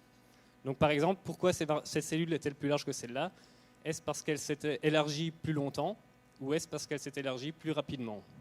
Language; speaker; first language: French; native; French